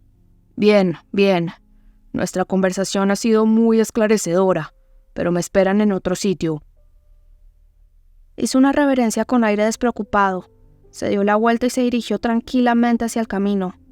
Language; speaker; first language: Spanish; native; Spanish